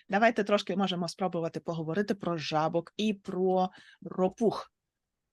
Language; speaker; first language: Ukrainian; native; Ukrainian